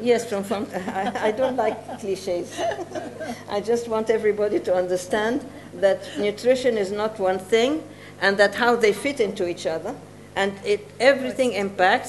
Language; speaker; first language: English; non-native, fluent; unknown